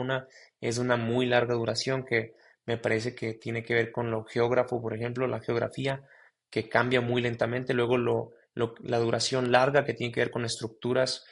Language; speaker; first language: Spanish; native; Spanish